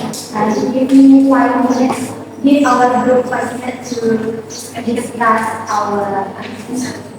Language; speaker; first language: English; non-native, learner; Indonesian